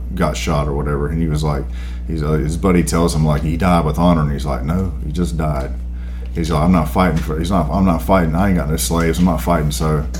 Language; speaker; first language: English; early bilingual, other home language; Spanish